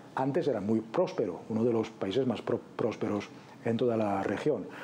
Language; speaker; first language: Spanish; non-native, fluent; Polish